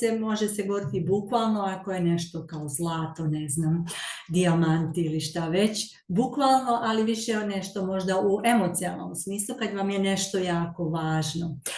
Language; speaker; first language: Bosnian; early bilingual, heritage; Serbian